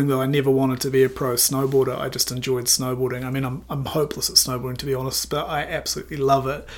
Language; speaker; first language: English; native; English